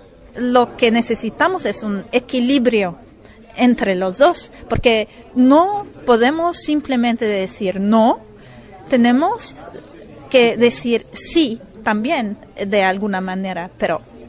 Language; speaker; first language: Spanish; non-native, fluent; German